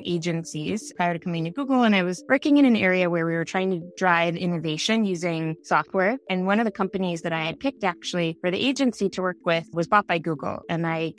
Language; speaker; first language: English; native; English